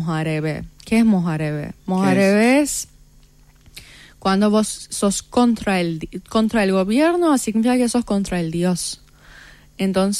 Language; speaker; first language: Spanish; non-native, fluent; Persian